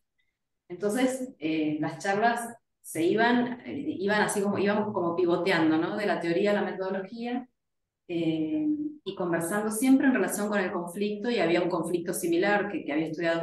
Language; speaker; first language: Spanish; native; Spanish